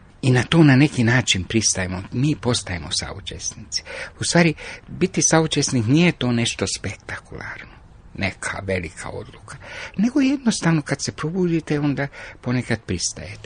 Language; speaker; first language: Croatian; non-native, local second language; Hungarian